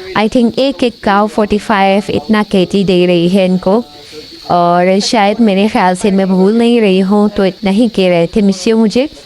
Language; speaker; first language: Urdu; non-native, local second language; Pashto